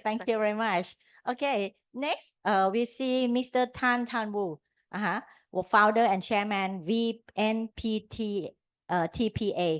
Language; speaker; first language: English; non-native, learner; Thai